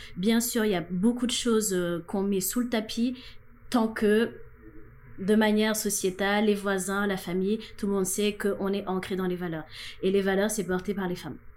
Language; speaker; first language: French; non-native, local second language; Wolof